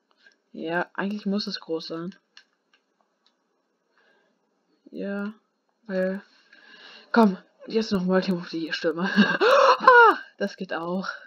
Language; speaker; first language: German; native; German